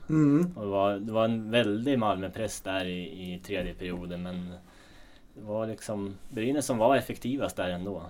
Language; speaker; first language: Swedish; native; Swedish